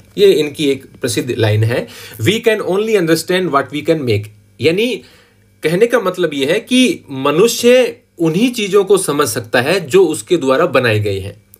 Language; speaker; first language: Hindi; native; Hindi